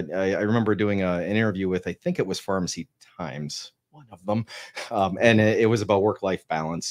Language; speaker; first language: English; native; English